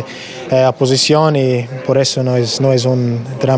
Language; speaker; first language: Spanish; non-native, learner; English